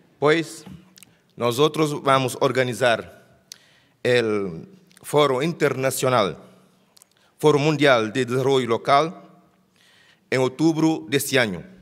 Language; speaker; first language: Portuguese; non-native, local second language; Kabuverdianu